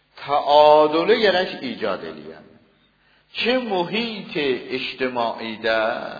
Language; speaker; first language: Persian; non-native, local second language; Azerbaijani